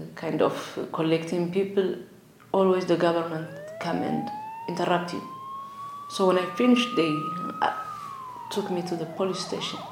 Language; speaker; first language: English; non-native, learner; Tigrinya